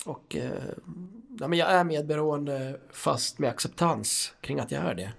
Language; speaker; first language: Swedish; native; Swedish